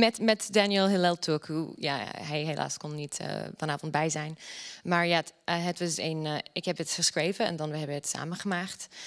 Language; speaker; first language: Dutch; non-native, fluent; English